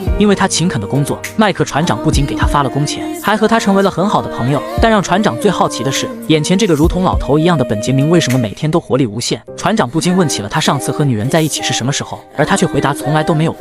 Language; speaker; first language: Chinese; native; Chinese